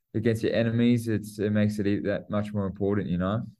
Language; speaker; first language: English; native; English